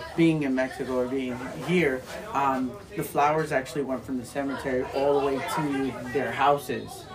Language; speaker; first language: English; native; English